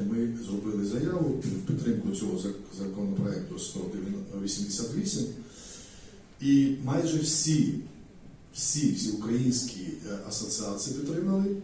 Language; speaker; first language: Ukrainian; non-native, fluent; Georgian